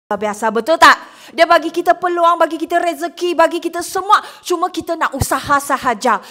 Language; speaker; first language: Malay; non-native, local second language; Chinese